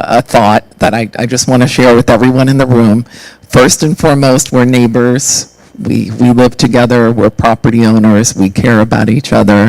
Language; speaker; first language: English; native; English